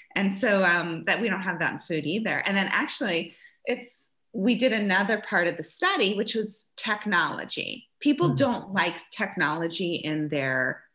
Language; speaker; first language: English; early bilingual, other home language; German